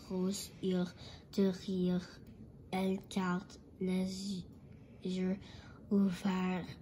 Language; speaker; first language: French; non-native, learner; English